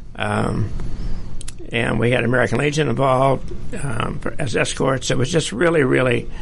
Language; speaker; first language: English; native; English